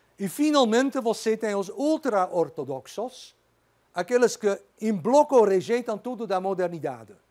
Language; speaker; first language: Portuguese; non-native, fluent; Dutch